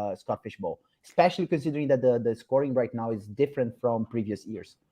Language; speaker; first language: English; non-native, fluent; Portuguese